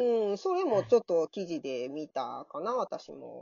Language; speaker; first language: Japanese; native; Japanese